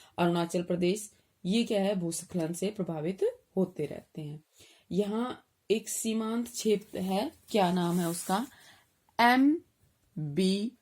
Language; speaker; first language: Hindi; native; Hindi